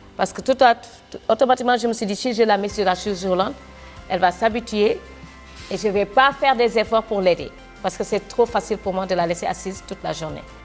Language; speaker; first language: French; non-native, local second language; Wolof